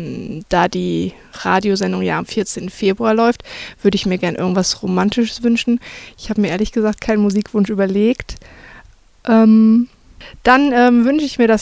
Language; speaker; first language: German; native; German